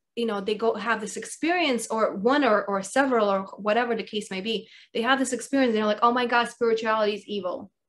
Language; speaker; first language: English; early bilingual, other home language; Russian